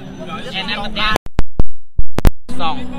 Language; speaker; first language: English; non-native, learner; Indonesian